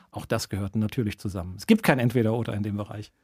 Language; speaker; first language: German; native; German